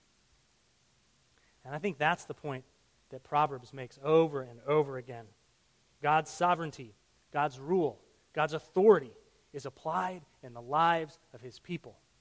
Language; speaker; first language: English; native; English